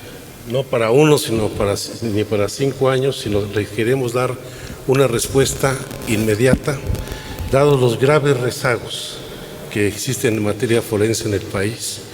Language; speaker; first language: Spanish; native; Spanish